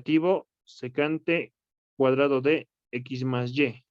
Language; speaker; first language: Spanish; native; Spanish